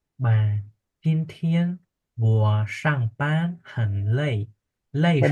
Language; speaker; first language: Chinese; non-native, fluent; Khmer